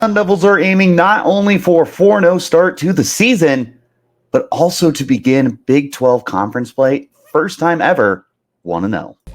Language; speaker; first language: English; native; English